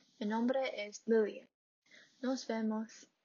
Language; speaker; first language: Spanish; non-native, learner; English